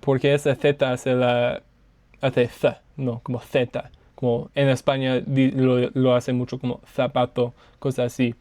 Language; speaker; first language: Spanish; non-native, learner; English